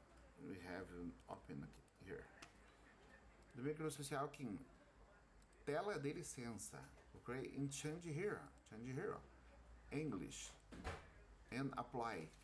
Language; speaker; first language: English; non-native, learner; Portuguese